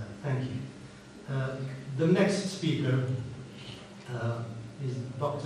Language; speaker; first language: English; non-native, fluent; Arabic